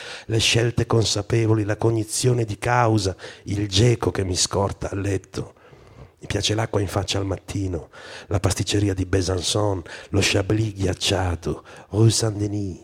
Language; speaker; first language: Italian; native; Italian